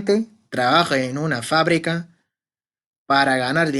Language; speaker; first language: Spanish; non-native, fluent; Arabic